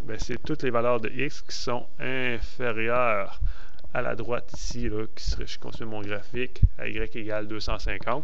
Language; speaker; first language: French; native; French